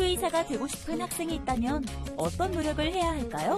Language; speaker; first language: Korean; native; Korean